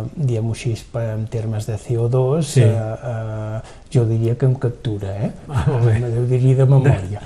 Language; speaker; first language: Catalan; native; Catalan